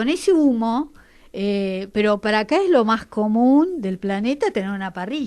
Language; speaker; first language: Spanish; native; Spanish